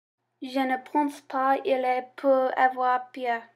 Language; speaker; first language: French; non-native, learner; English